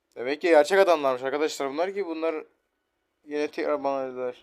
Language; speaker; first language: Turkish; native; Turkish